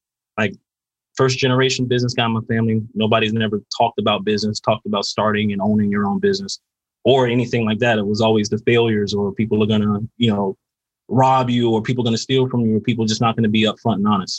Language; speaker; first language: English; native; English